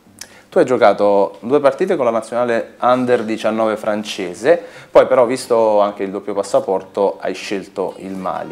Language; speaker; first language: Italian; native; Italian